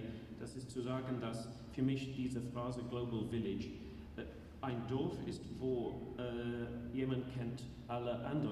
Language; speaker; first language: German; non-native, learner; English